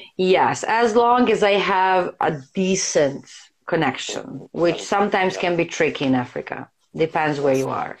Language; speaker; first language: English; non-native, fluent; Serbian